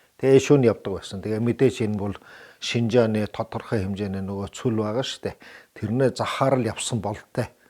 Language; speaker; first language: Mongolian; early bilingual, heritage; Mongolian